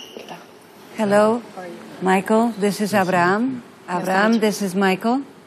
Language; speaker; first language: English; non-native, fluent; Spanish